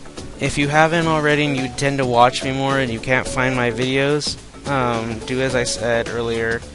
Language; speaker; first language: English; native; English